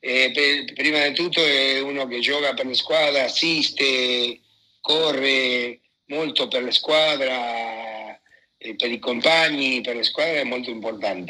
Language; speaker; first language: Italian; non-native, fluent; Spanish